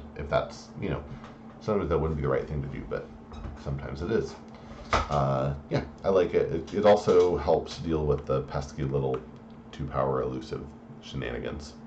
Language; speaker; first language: English; native; English